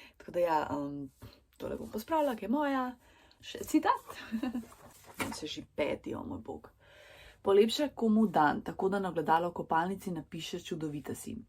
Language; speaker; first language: Slovenian; early bilingual, other home language; Serbian